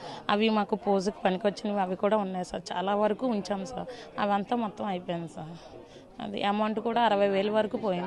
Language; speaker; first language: Telugu; native; Telugu